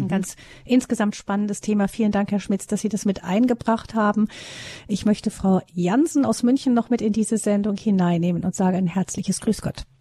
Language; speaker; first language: German; native; German